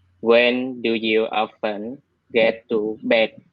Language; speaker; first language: English; non-native, learner; Vietnamese